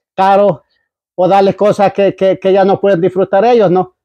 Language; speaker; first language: Spanish; native; Spanish